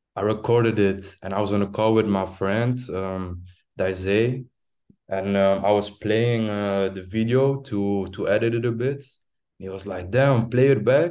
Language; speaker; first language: English; non-native, fluent; French